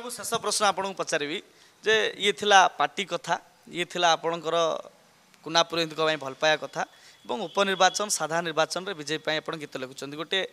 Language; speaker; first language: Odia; native; Odia